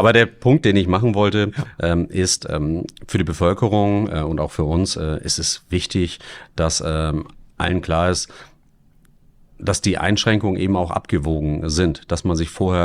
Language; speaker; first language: German; native; German